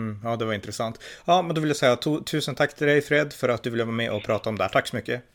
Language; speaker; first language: Swedish; native; Swedish